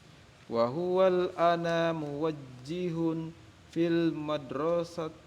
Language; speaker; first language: Arabic; non-native, learner; Indonesian